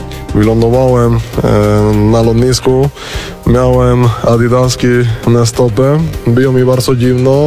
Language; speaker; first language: Polish; non-native, learner; Spanish